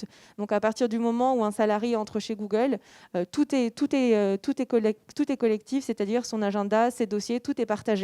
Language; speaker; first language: French; native; French